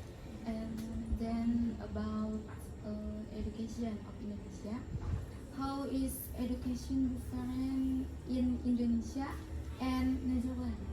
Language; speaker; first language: English; non-native, learner; Indonesian